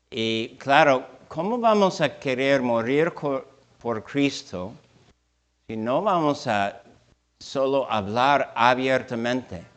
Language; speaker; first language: Spanish; non-native, fluent; English